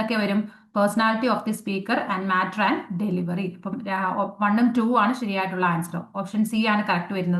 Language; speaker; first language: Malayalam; native; Malayalam